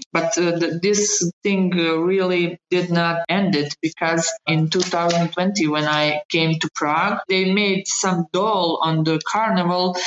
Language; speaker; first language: English; non-native, fluent; Bosnian